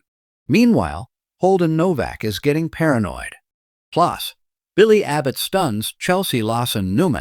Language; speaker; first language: English; native; English